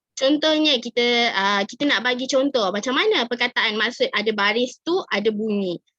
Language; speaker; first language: Malay; native; Malay